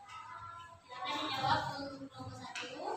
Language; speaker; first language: Indonesian; native; Indonesian